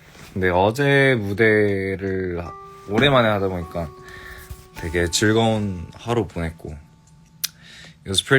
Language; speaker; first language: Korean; early bilingual, heritage; English